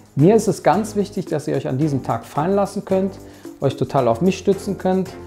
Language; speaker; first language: German; early bilingual, other home language; Spanish